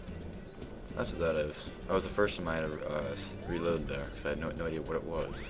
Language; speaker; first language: English; native; English